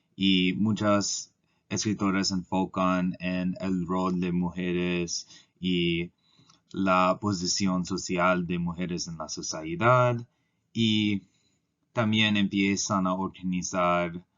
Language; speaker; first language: Spanish; non-native, learner; English